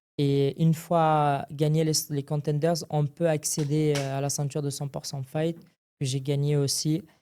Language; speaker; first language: French; non-native, fluent; Arabic